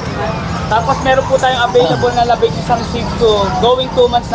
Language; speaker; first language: Filipino; native; Filipino